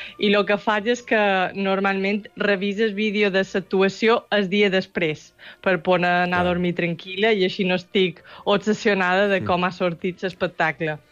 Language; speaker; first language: Catalan; native; Catalan